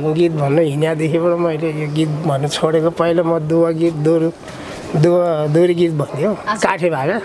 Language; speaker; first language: Nepali; non-native, local second language; Eastern Tamang